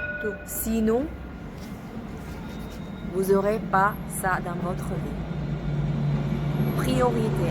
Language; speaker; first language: French; non-native, learner; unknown